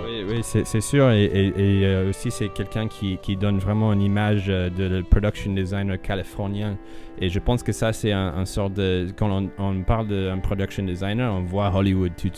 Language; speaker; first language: French; non-native, fluent; English